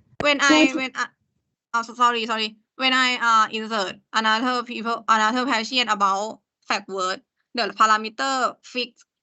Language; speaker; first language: English; non-native, learner; Thai